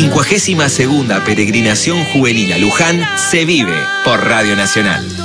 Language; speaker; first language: Spanish; native; Spanish